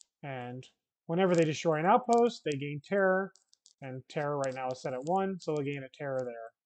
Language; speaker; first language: English; native; English